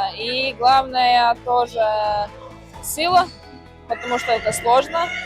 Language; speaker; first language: Russian; non-native, fluent; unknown